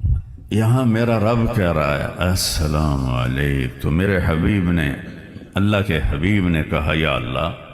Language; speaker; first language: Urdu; non-native, local second language; Punjabi